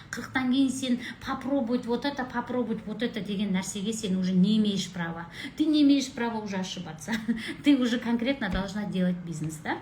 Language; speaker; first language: Russian; non-native, local second language; Kazakh